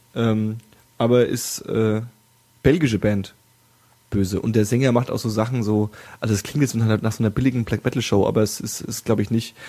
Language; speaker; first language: German; native; German